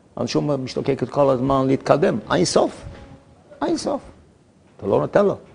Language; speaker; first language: Hebrew; non-native, fluent; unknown